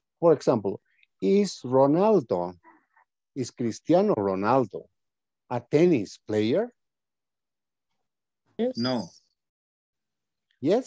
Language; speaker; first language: English; non-native, fluent; Spanish